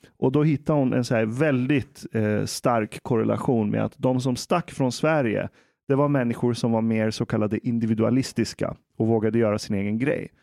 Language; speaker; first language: Swedish; early bilingual, other home language; Persian